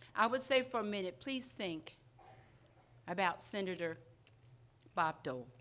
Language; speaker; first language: English; non-native, fluent; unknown